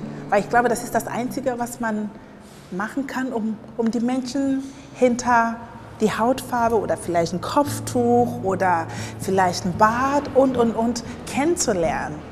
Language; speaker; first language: German; early bilingual, other home language; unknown